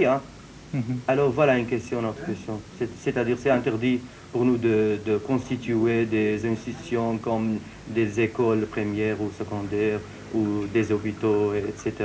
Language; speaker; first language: French; non-native, fluent; Syriac